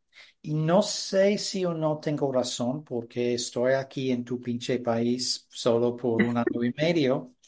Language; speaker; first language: Spanish; non-native, fluent; English